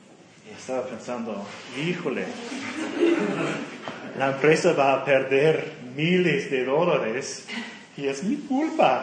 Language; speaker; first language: Spanish; non-native, fluent; English